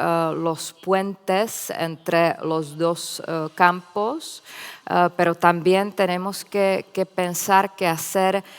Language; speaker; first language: Spanish; non-native, fluent; Czech